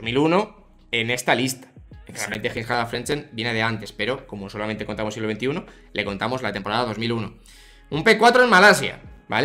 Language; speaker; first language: Spanish; native; Spanish